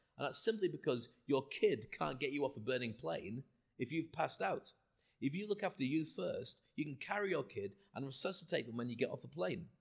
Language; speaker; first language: English; native; English